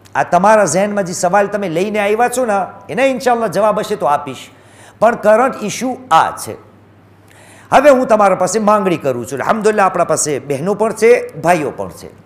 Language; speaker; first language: Gujarati; early bilingual, heritage; Gujarati